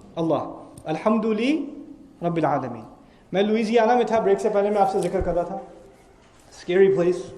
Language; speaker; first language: Urdu; early bilingual, heritage; Urdu